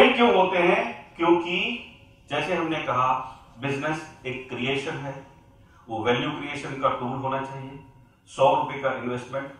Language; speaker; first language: Hindi; non-native, local second language; Gujarati